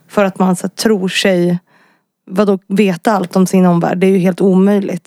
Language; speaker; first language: Swedish; native; Swedish